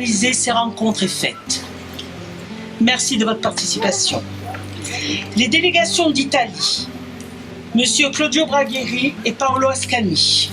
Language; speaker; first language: French; native; French